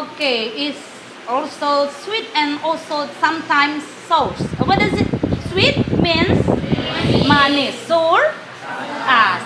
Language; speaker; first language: English; non-native, learner; Indonesian